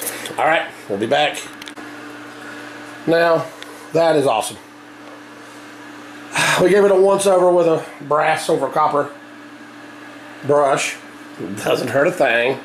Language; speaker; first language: English; native; English